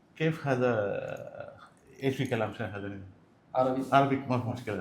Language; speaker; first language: Arabic; non-native, learner; Malayalam